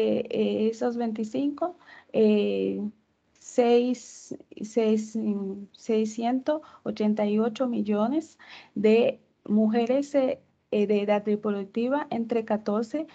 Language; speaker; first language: Spanish; non-native, fluent; Haitian Creole